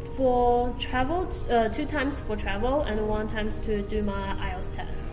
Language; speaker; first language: English; non-native, learner; Chinese